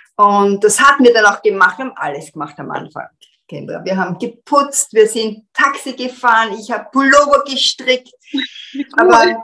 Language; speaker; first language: German; native; German